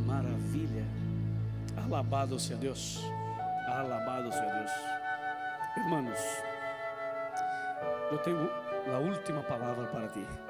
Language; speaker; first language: Spanish; non-native, fluent; Portuguese